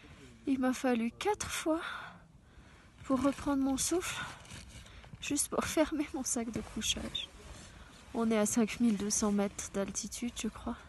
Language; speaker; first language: French; native; French